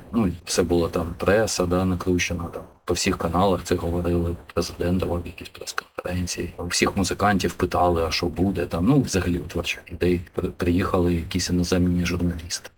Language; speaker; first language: Ukrainian; non-native, local second language; Russian